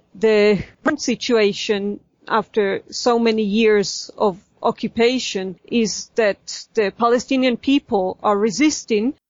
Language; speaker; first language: English; non-native, fluent; Hebrew